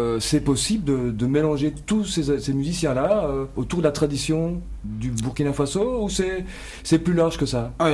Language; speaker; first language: French; native; French